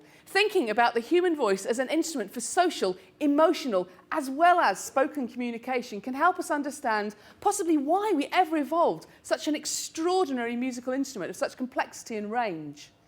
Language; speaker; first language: English; native; English